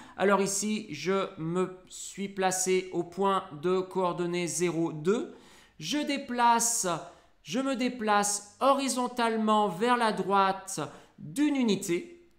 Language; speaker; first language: French; native; French